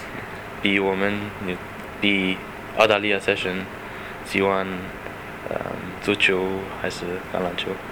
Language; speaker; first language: Chinese; non-native, learner; English